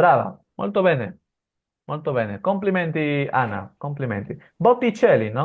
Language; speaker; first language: Italian; non-native, fluent; Spanish